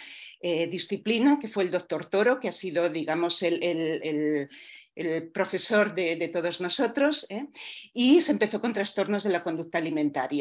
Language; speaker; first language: Spanish; native; Spanish